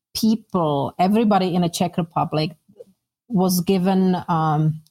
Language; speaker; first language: English; non-native, fluent; Czech